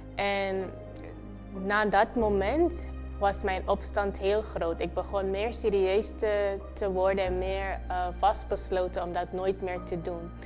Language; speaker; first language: Dutch; non-native, local second language; Papiamento